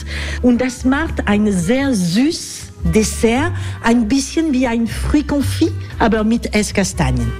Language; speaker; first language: German; non-native, learner; French